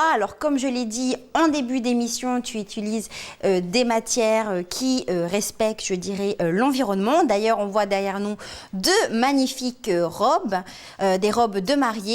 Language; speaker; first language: French; native; French